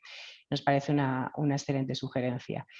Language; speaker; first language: Spanish; native; Spanish